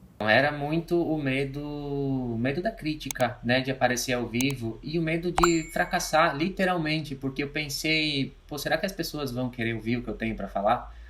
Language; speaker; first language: Portuguese; native; Portuguese